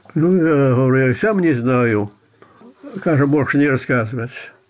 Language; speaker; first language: Russian; non-native, local second language; Belarusian